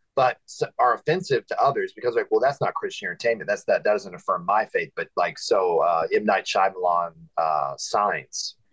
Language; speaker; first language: English; native; English